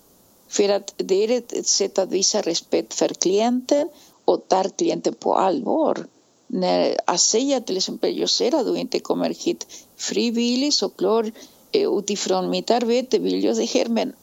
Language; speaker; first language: Swedish; non-native, fluent; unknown